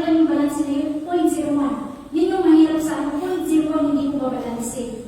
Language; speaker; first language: Filipino; native; Filipino